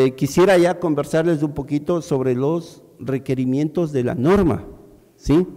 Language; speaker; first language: Spanish; native; Spanish